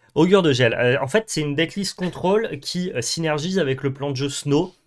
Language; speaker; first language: French; native; French